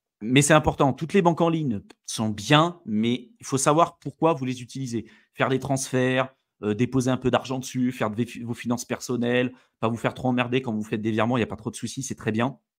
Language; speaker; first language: French; native; French